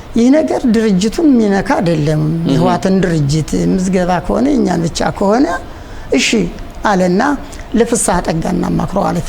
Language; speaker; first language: Amharic; native; Amharic